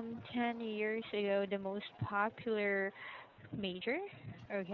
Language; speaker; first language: English; non-native, local second language; Filipino